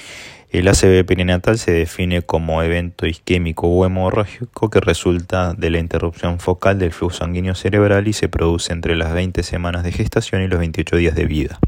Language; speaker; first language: Spanish; native; Spanish